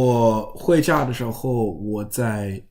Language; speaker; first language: Chinese; non-native, learner; English